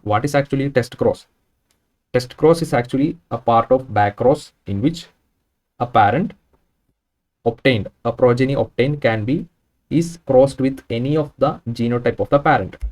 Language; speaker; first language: English; non-native, local second language; Malayalam